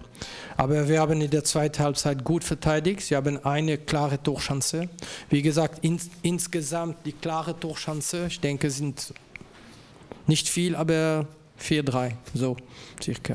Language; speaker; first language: German; non-native, local second language; French